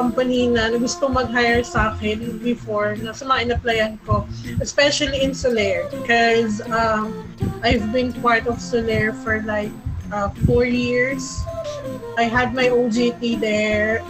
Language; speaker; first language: English; non-native, local second language; Filipino